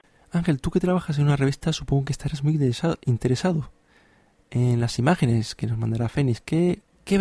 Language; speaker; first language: Spanish; native; Spanish